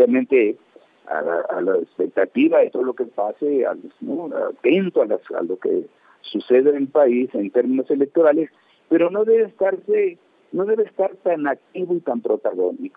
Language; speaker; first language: Spanish; native; Spanish